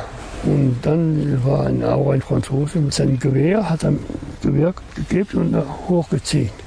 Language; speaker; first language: German; non-native, learner; French